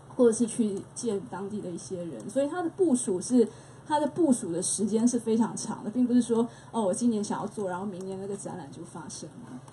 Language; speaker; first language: Chinese; native; Chinese